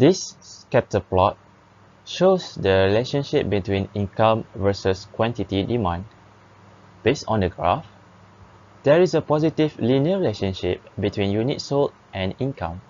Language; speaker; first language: English; non-native, local second language; Malay